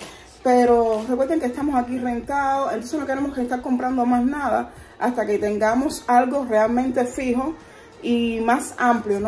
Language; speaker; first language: Spanish; native; Spanish